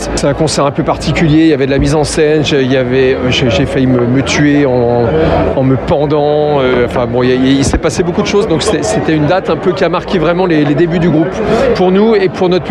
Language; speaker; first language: French; native; French